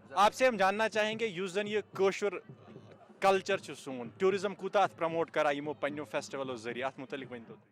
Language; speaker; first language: Hindi; non-native, local second language; Kashmiri